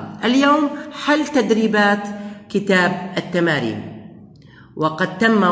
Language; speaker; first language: Arabic; native; Arabic